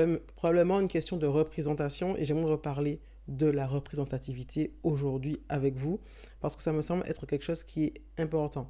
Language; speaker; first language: French; native; French